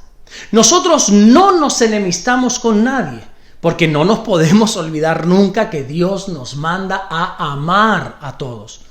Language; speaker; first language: Spanish; native; Spanish